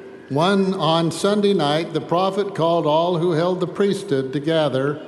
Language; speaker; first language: English; native; English